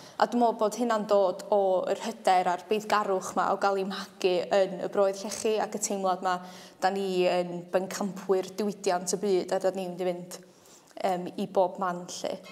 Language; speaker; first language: Welsh; native; Welsh